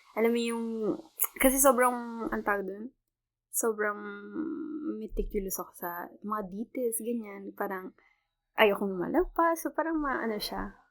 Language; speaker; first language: Filipino; native; Filipino